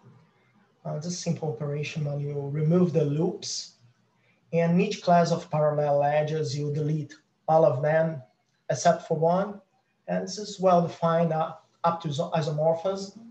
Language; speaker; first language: English; non-native, fluent; Portuguese